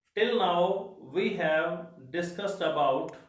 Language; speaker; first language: English; non-native, local second language; Punjabi